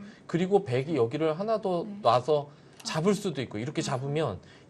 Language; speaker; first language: Korean; native; Korean